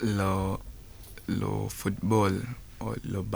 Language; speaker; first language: French; non-native, learner; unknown